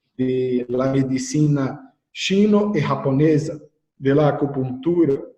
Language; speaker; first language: Spanish; non-native, learner; Portuguese